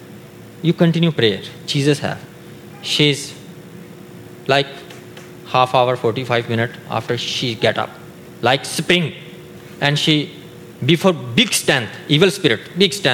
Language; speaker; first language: English; non-native, learner; Urdu